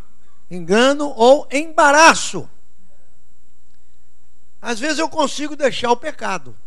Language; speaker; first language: Portuguese; native; Portuguese